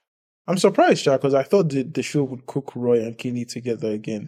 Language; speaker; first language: English; non-native, local second language; Yoruba